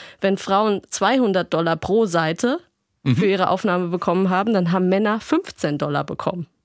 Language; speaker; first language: German; native; German